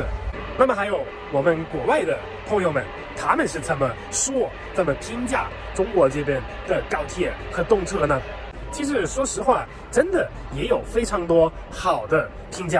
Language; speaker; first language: Chinese; non-native, fluent; German